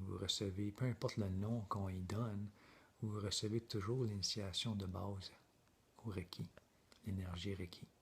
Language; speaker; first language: French; native; French